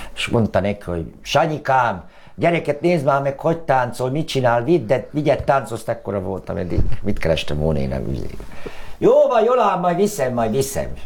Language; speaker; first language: Hungarian; native; Hungarian